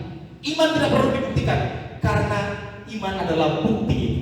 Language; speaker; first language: Indonesian; native; Indonesian